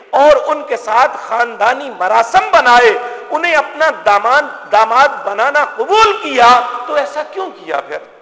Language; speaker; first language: Urdu; non-native, local second language; Punjabi